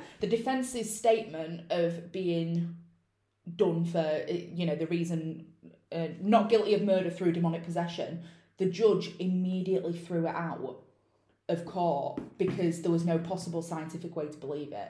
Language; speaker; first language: English; native; English